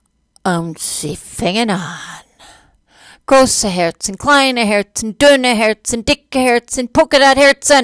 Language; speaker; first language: German; non-native, fluent; English